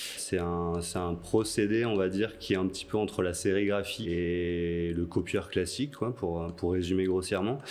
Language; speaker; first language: French; native; French